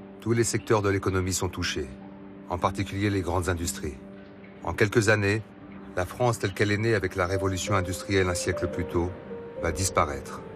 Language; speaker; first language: French; native; French